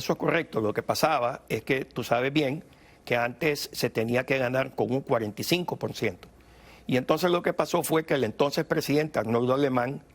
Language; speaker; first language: Spanish; native; Spanish